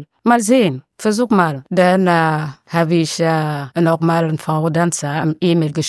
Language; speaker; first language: German; non-native, learner; French